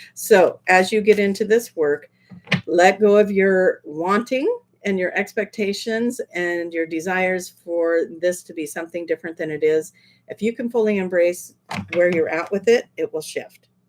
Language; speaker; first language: English; native; English